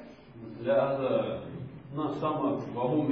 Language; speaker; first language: Arabic; non-native, learner; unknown